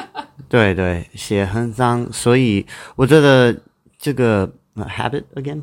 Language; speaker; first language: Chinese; non-native, learner; English